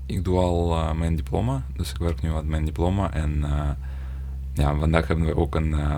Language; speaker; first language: Dutch; non-native, fluent; Ukrainian